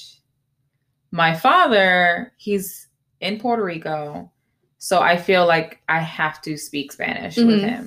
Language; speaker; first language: English; early bilingual, other home language; Spanish